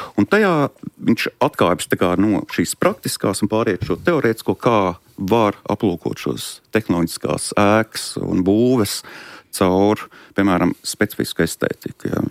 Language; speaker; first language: Latvian; native; Latvian